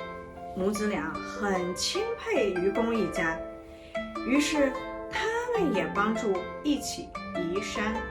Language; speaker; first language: Chinese; native; Chinese